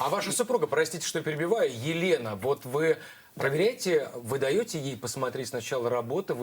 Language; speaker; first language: Russian; native; Russian